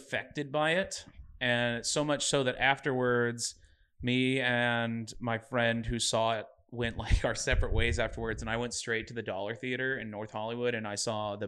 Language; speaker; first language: English; native; English